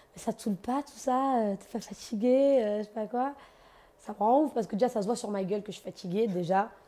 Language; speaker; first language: French; native; French